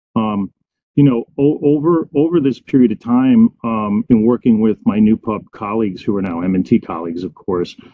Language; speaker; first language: English; native; English